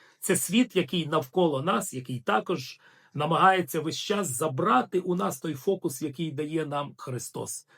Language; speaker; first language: Ukrainian; non-native, local second language; Russian